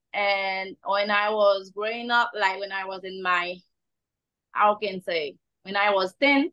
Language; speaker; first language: English; non-native, learner; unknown